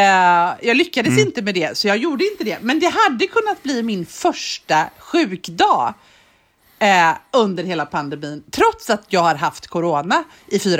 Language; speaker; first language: Swedish; native; Swedish